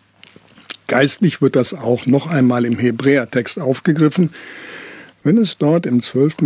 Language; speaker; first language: German; native; German